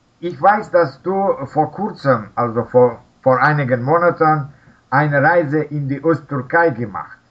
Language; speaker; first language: German; non-native, learner; Russian